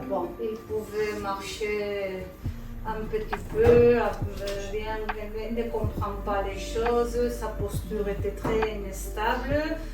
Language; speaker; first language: French; non-native, fluent; Spanish